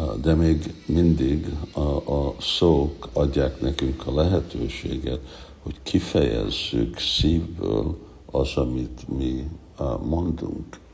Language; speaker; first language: Hungarian; non-native, learner; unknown